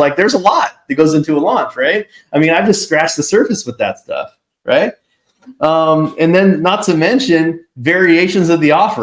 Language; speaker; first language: English; native; English